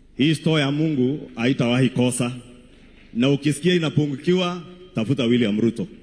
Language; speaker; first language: Swahili; non-native, local second language; Kikuyu